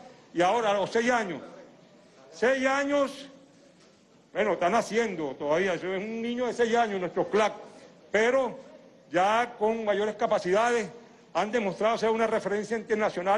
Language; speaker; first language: Spanish; native; Spanish